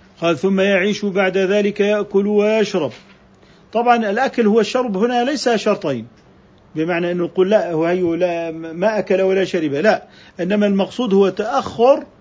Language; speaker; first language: Arabic; native; Arabic